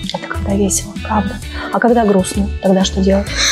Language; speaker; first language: Russian; native; Russian